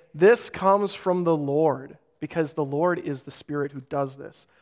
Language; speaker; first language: English; native; English